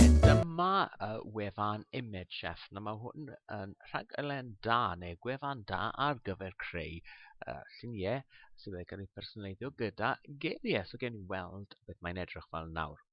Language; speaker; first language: Welsh; non-native, local second language; English